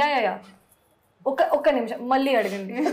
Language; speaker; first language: Telugu; non-native, learner; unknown